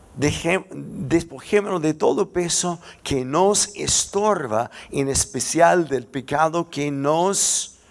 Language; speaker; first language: Spanish; non-native, fluent; English